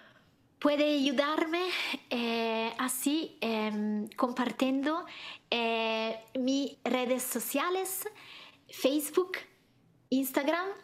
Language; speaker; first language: Spanish; non-native, learner; Italian